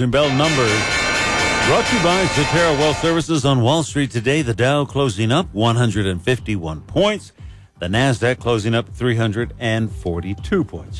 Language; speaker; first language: English; native; English